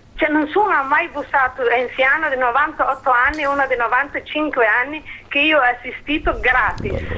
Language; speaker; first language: Italian; non-native, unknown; Somali